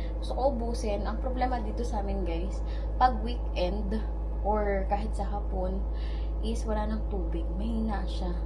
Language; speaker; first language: Filipino; native; Filipino